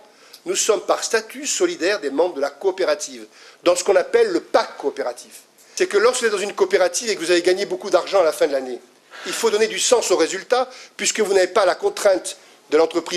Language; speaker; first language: French; native; French